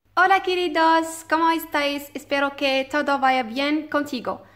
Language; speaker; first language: Spanish; non-native, fluent; Arabic